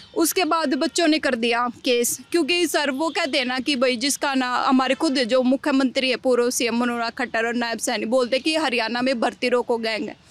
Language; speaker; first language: Hindi; native; Hindi